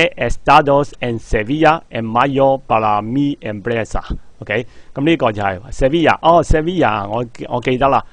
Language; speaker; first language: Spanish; non-native, fluent; Cantonese